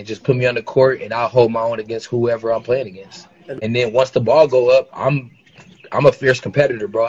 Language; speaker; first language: English; native; English